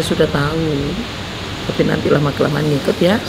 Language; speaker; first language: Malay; non-native, local second language; Javanese